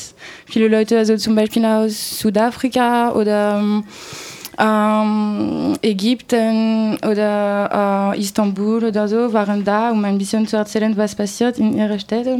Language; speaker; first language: German; non-native, learner; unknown